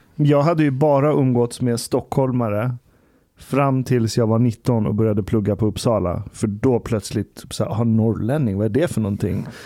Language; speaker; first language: Swedish; early bilingual, other home language; Persian